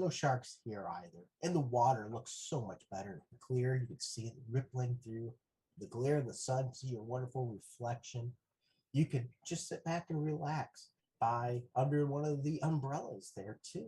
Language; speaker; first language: English; native; English